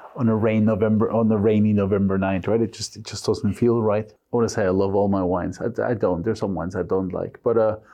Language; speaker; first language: English; non-native, fluent; Spanish